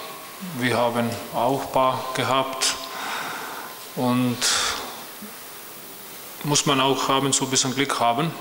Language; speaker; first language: German; non-native, fluent; Croatian